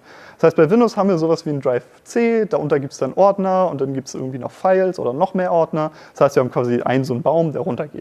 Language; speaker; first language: German; native; German